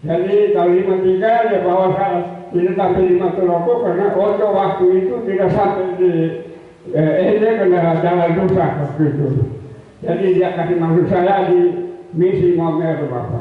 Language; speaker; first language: Indonesian; non-native, local second language; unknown